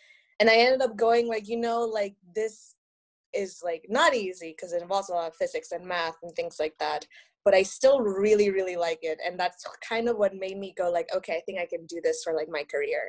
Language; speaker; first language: English; non-native, fluent; Spanish